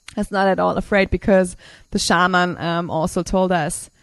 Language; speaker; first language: English; non-native, fluent; German